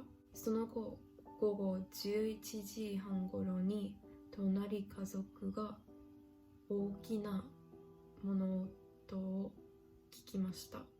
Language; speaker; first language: Japanese; non-native, learner; English